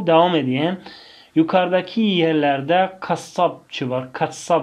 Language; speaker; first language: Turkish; non-native, fluent; Tajik